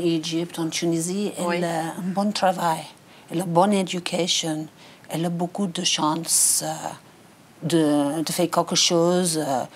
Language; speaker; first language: French; non-native, learner; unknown